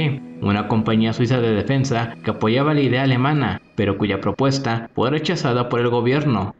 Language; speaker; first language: Spanish; native; Spanish